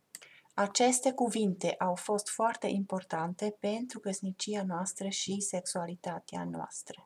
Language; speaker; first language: Romanian; non-native, fluent; German